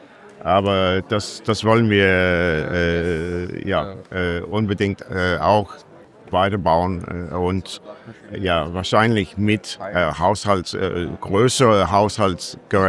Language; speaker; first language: German; non-native, learner; English